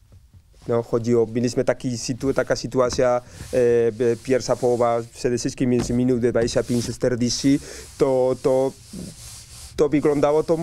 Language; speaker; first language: Polish; non-native, learner; Spanish